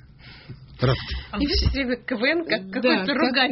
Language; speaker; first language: Russian; native; Russian